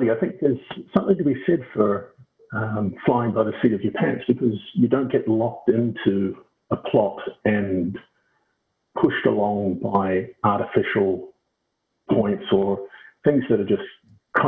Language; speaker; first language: English; native; English